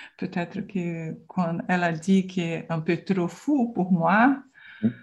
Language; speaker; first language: French; non-native, learner; Portuguese